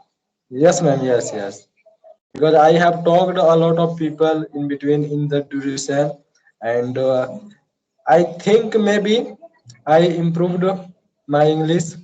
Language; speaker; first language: English; non-native, learner; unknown